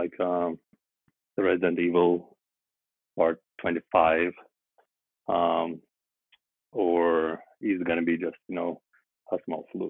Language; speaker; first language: English; non-native, fluent; Russian